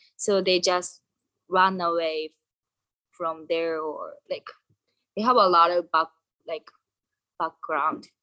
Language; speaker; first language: English; non-native, learner; Japanese